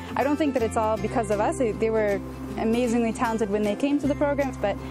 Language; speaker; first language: English; native; English